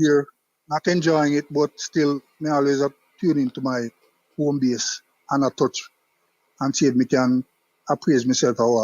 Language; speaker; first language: English; non-native, local second language; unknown